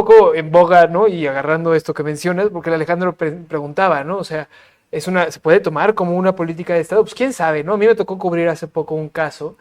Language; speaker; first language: Spanish; native; Spanish